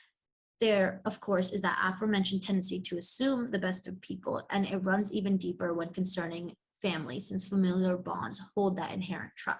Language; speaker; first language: English; native; English